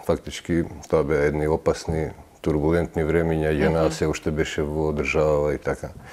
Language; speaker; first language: Macedonian; early bilingual, heritage; Macedonian